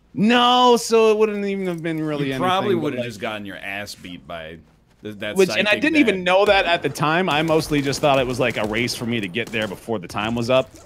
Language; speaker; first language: English; native; English